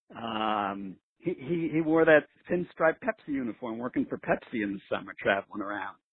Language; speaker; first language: English; native; English